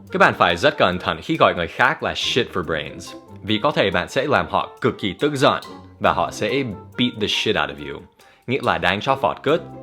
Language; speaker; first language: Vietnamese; non-native, fluent; English